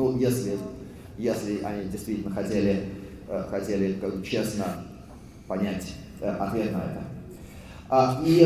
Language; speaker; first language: Russian; native; Russian